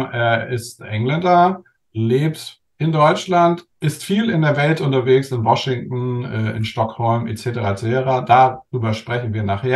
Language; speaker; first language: German; native; German